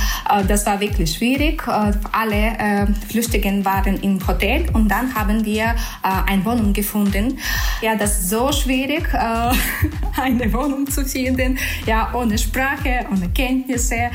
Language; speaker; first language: German; non-native, learner; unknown